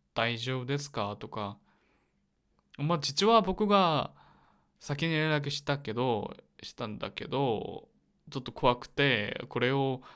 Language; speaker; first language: Japanese; non-native, learner; Korean